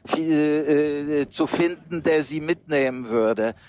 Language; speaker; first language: German; non-native, fluent; Polish